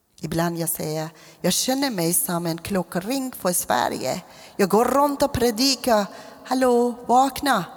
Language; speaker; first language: Swedish; non-native, fluent; Persian